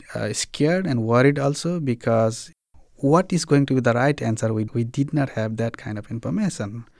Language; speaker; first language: English; non-native, local second language; Nepali